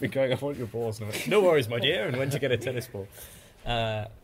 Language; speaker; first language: English; native; English